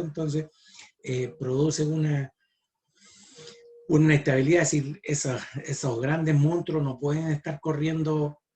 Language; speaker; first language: Spanish; native; Spanish